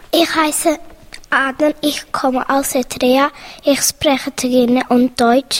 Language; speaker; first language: German; early bilingual, other home language; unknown